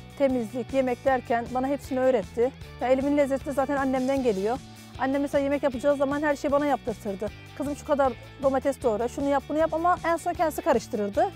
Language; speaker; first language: Turkish; native; Turkish